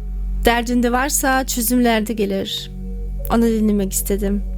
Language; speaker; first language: Turkish; non-native, learner; German